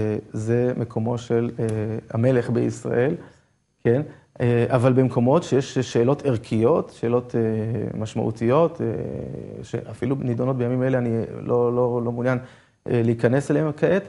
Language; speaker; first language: Hebrew; native; Hebrew